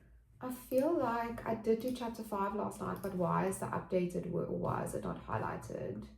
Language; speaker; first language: English; native; English